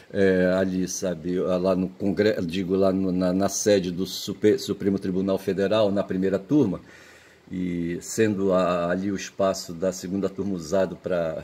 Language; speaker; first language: Portuguese; native; Portuguese